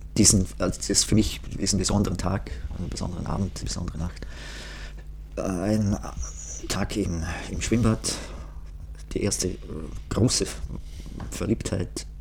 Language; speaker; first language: German; native; German